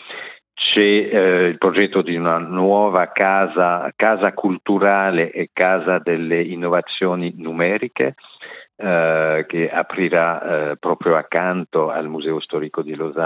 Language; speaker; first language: Italian; non-native, local second language; French